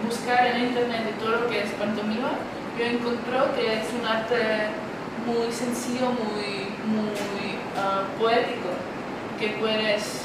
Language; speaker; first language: Spanish; non-native, learner; Czech